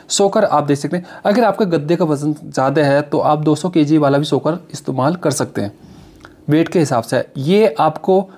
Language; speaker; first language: Hindi; native; Hindi